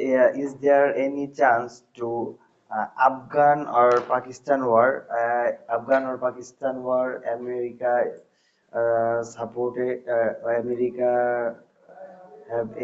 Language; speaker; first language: English; non-native, learner; Bangla